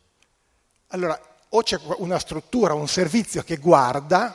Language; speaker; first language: Italian; native; Italian